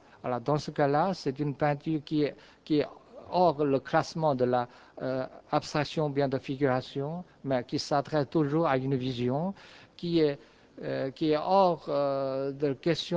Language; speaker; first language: French; non-native, fluent; Chinese